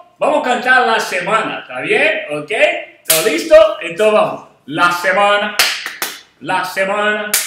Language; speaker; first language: Spanish; non-native, fluent; English